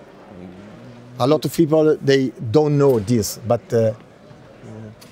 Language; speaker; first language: English; non-native, learner; Italian